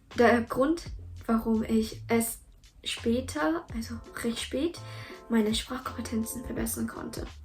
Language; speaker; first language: German; early bilingual, other home language; Vietnamese